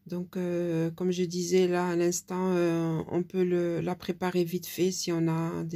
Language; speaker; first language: French; non-native, local second language; Arabic